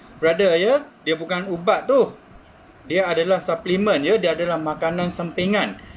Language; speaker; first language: Malay; non-native, local second language; Chinese